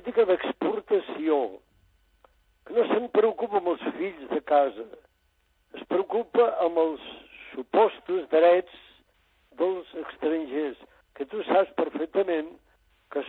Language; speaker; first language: Catalan; native; Catalan